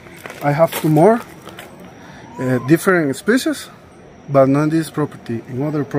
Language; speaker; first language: English; non-native, learner; Spanish